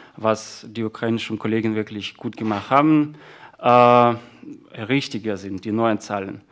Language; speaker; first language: German; non-native, fluent; Russian